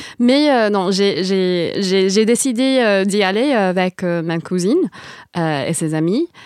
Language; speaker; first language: French; non-native, fluent; Vietnamese